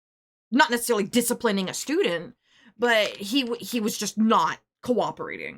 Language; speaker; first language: English; native; English